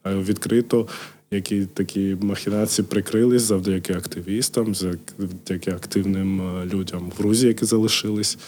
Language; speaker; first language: Ukrainian; non-native, local second language; Georgian